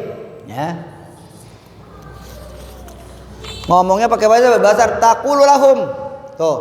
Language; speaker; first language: Malay; native; Malay